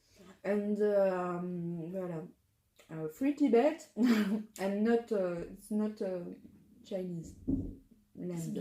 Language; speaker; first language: English; non-native, learner; French